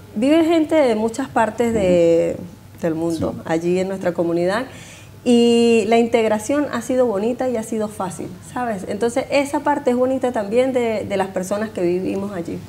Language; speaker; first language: Spanish; native; Spanish